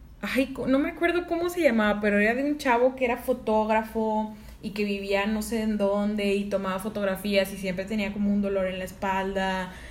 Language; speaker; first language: Spanish; native; Spanish